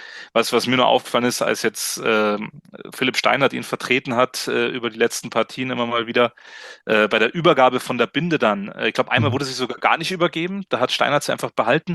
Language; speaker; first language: German; native; German